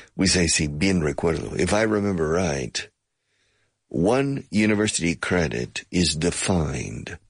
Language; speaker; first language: English; native; English